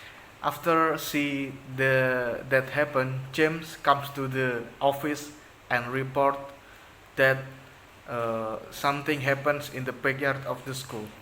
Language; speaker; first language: English; non-native, learner; Indonesian